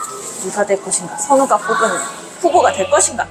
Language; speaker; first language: Korean; native; Korean